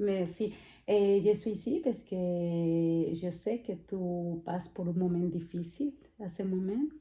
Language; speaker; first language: French; non-native, fluent; Spanish